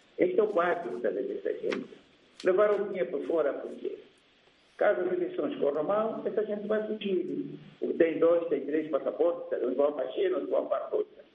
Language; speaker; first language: Portuguese; native; Portuguese